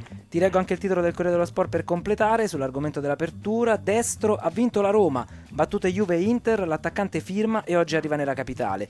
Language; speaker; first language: Italian; native; Italian